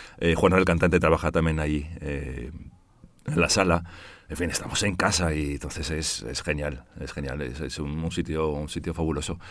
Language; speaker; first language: Spanish; early bilingual, heritage; Spanish